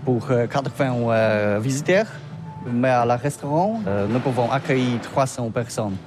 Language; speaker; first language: French; non-native, learner; Polish